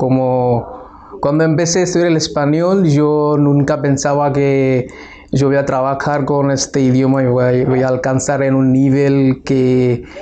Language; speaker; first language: Spanish; non-native, fluent; Bangla